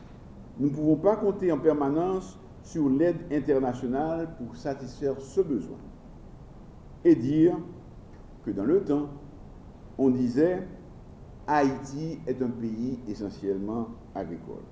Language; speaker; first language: French; non-native, local second language; Haitian Creole